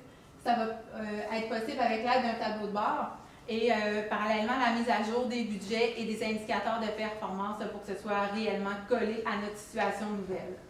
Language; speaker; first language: French; native; French